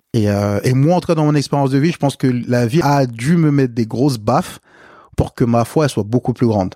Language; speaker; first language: French; early bilingual, other home language; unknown